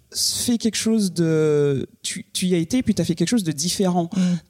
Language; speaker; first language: French; native; French